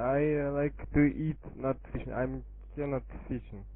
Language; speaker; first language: English; non-native, learner; Russian